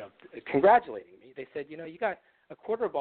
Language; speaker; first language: English; native; English